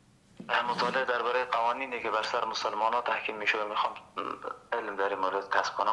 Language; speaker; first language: Persian; native; Persian